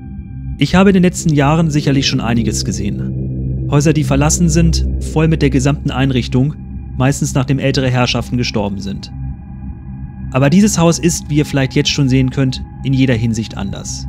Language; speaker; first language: German; native; German